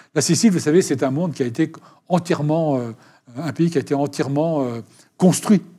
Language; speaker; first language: French; native; French